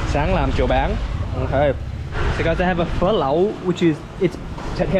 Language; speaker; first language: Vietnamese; early bilingual, heritage; English